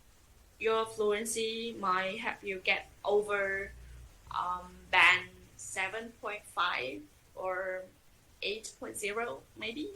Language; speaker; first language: English; non-native, fluent; Vietnamese